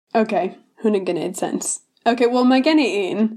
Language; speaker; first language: Welsh; non-native, learner; English